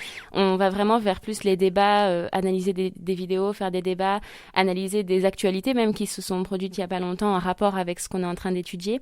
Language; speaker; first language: French; native; French